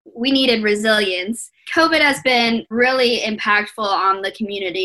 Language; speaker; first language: English; native; English